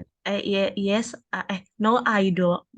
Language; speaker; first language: English; non-native, learner; Indonesian